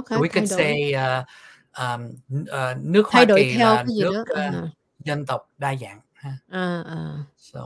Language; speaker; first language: Vietnamese; early bilingual, heritage; Vietnamese